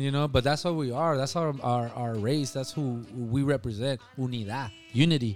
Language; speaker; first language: English; native; English